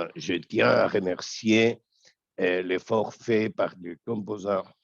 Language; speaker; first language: French; non-native, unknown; Spanish